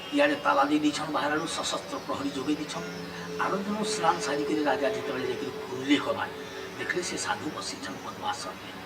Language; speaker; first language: Odia; native; Odia